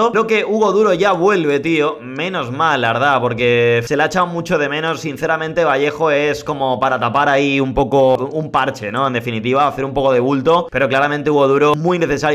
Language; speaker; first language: Spanish; native; Spanish